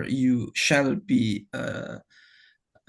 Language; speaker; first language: English; non-native, fluent; Indonesian